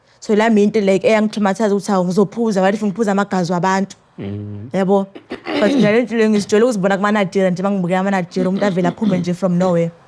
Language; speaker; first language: Zulu; non-native, local second language; Tsonga